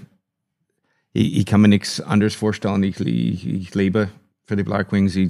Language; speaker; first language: German; non-native, fluent; English